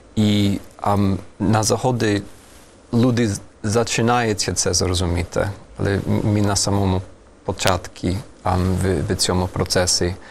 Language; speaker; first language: Ukrainian; non-native, fluent; English